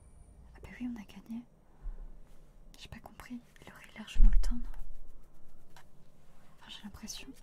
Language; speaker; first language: French; native; French